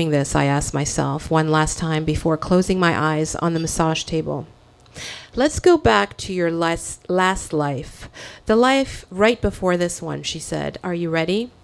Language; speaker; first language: English; early bilingual, other home language; French